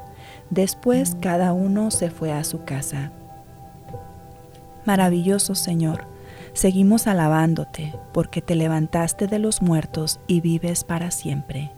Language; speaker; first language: Spanish; native; Spanish